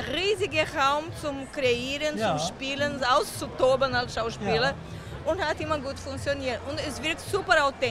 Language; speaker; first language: German; non-native, fluent; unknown